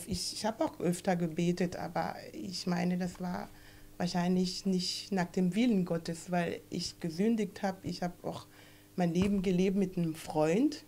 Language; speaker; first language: German; non-native, fluent; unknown